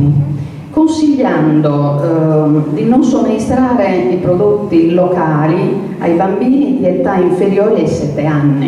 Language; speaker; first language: Italian; native; Italian